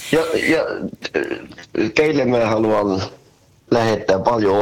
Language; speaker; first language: Finnish; early bilingual, heritage; Swedish